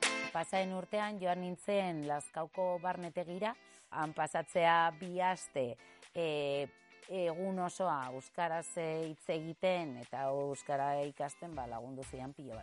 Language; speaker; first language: Basque; non-native, learner; Spanish